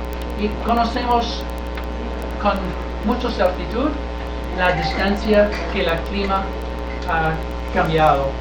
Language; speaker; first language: Spanish; non-native, learner; English